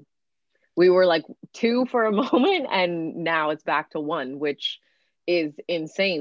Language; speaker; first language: English; native; English